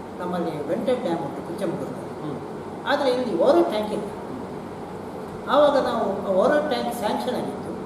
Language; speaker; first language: Kannada; native; Kannada